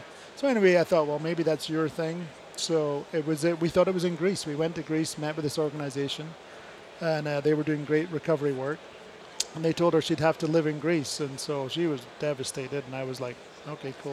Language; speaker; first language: English; native; English